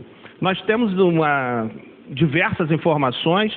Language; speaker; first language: Portuguese; native; Portuguese